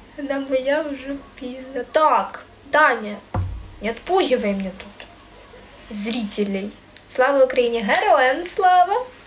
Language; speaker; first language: Russian; native; Russian